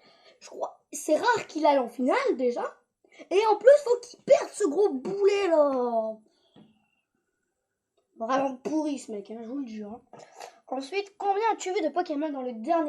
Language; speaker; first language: French; native; French